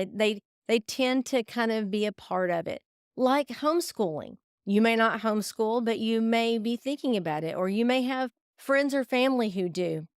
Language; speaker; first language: English; native; English